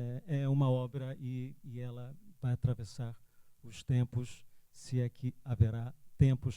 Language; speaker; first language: Portuguese; native; Portuguese